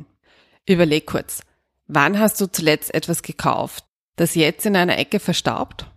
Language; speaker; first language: German; native; German